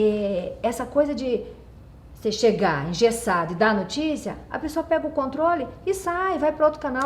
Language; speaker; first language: Portuguese; native; Portuguese